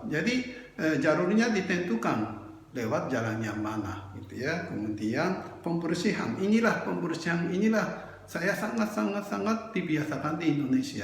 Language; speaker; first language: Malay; non-native, fluent; Japanese